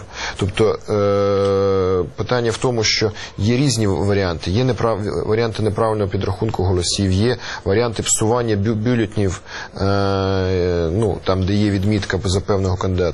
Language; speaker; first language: Ukrainian; native; Ukrainian